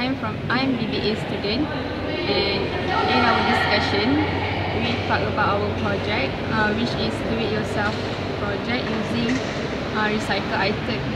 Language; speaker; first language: English; non-native, local second language; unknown